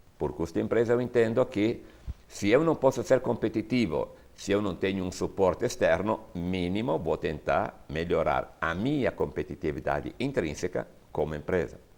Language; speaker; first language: Portuguese; non-native, fluent; Italian